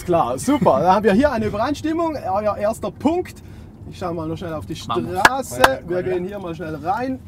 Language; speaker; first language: German; native; German